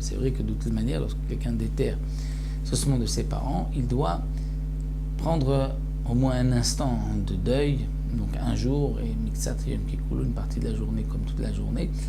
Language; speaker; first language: French; native; French